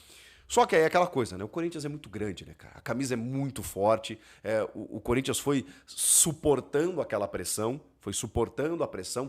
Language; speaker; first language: Portuguese; native; Portuguese